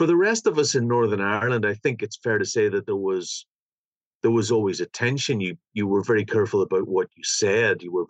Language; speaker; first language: English; native; English